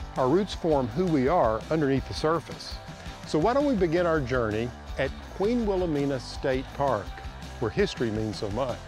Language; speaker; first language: English; native; English